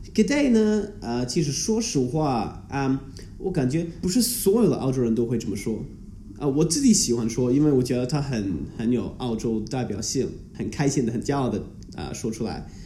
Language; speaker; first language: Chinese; non-native, fluent; English